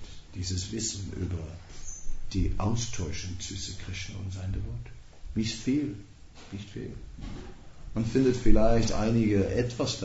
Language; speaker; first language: German; non-native, fluent; Dutch